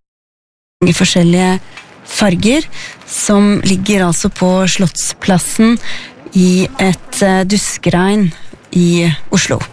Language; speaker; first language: Norwegian; native; Norwegian